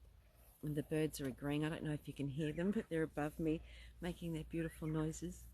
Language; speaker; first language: English; native; English